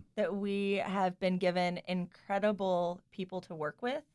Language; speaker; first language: English; native; English